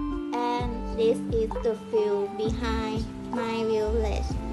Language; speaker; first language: English; non-native, learner; Thai